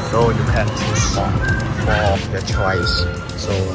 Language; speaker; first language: English; non-native, learner; Khmer